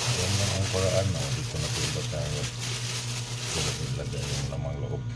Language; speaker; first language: Filipino; non-native, local second language; Cebuano